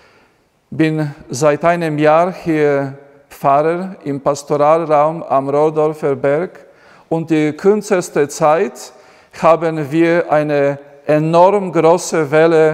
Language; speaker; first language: German; non-native, fluent; Polish